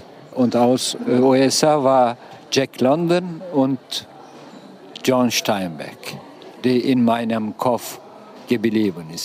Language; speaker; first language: German; non-native, fluent; Turkish